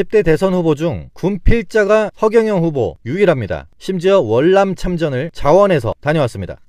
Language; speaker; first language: Korean; native; Korean